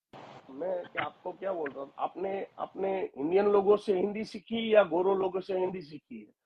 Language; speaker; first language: Hindi; non-native, local second language; Gujarati